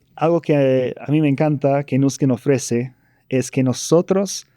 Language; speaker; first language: Spanish; non-native, fluent; English